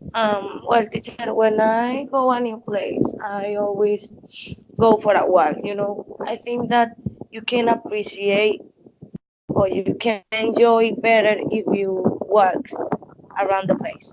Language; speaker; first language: English; non-native, learner; Spanish